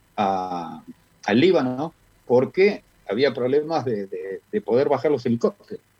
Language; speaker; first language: Spanish; native; Spanish